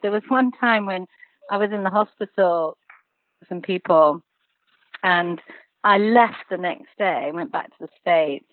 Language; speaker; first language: English; native; English